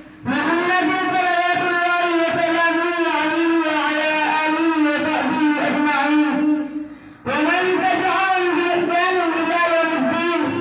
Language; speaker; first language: Arabic; non-native, learner; Urdu